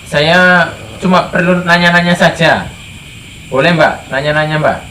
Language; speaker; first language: Indonesian; native; Indonesian